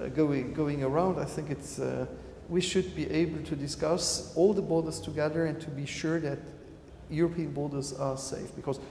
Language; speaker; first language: English; non-native, fluent; Luxembourgish